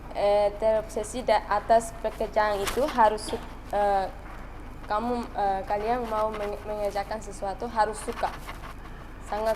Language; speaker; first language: Indonesian; non-native, learner; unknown